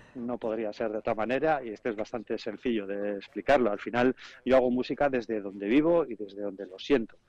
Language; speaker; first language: Spanish; non-native, local second language; Basque